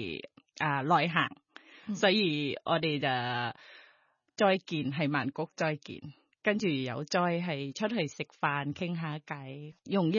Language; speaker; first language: Cantonese; non-native, learner; Thai